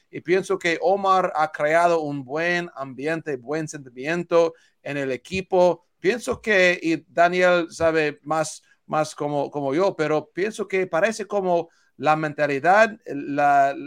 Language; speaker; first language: Spanish; non-native, learner; English